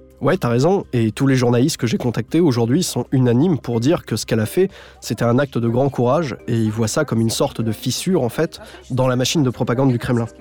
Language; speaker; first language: French; native; French